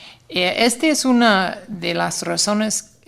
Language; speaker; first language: Spanish; non-native, fluent; English